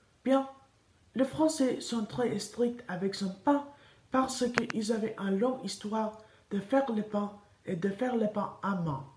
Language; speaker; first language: French; non-native, learner; Spanish